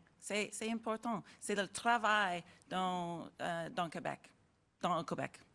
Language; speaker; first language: French; non-native, learner; English